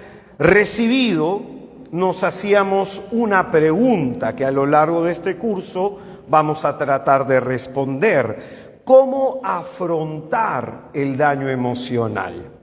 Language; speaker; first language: Spanish; native; Spanish